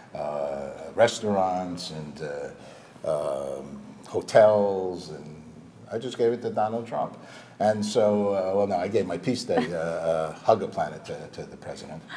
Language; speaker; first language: English; native; English